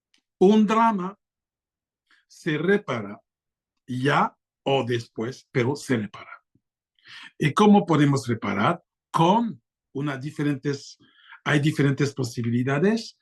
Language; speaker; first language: Spanish; non-native, fluent; French